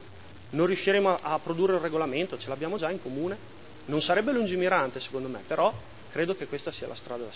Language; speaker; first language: Italian; native; Italian